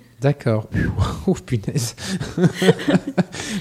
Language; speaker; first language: French; native; French